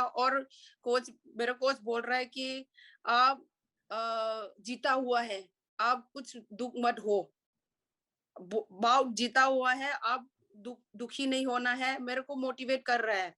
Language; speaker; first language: Hindi; non-native, local second language; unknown